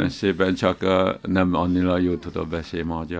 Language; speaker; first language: Hungarian; non-native, learner; Chinese